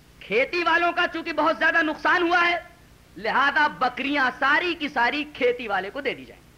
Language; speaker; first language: Urdu; native; Urdu